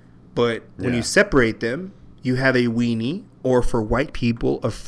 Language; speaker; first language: English; native; English